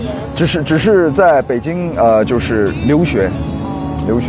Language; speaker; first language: Chinese; non-native, fluent; Korean